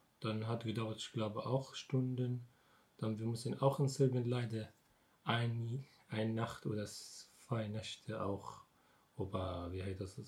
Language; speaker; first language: German; non-native, learner; Arabic